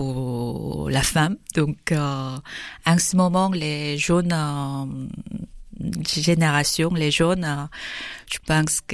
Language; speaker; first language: French; non-native, fluent; Korean